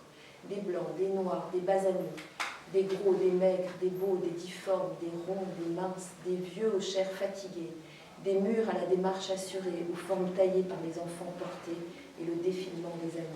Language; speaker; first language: French; native; French